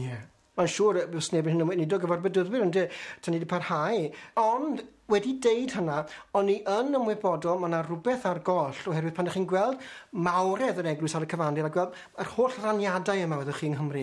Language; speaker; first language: Welsh; native; Welsh